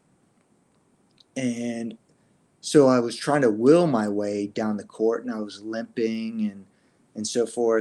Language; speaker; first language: English; native; English